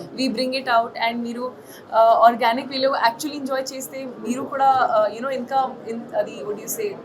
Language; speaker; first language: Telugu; non-native, fluent; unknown